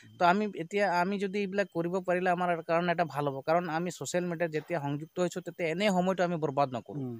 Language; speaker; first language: Assamese; non-native, local second language; Sadri